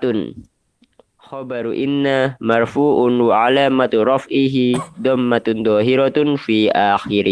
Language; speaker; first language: Arabic; non-native, learner; Indonesian